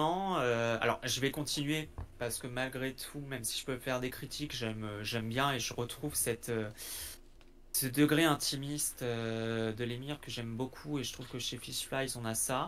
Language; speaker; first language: French; native; French